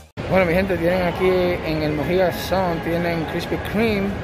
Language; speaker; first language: Spanish; native; Spanish